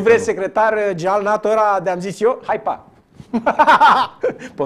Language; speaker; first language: Romanian; native; Romanian